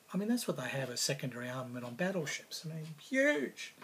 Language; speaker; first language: English; native; English